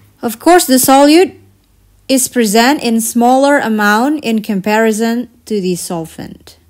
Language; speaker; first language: English; non-native, fluent; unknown